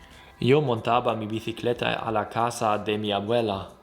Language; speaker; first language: Spanish; non-native, learner; German